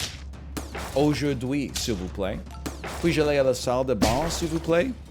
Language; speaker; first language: French; non-native, learner; English